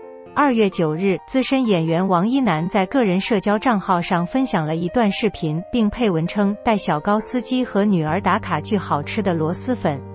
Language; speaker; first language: Chinese; native; Chinese